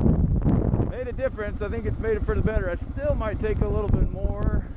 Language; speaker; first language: English; native; English